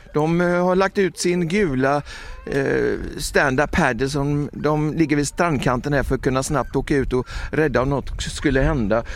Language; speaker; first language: Swedish; native; Swedish